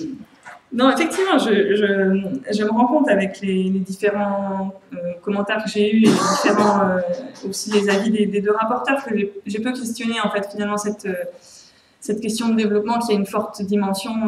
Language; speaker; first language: French; native; French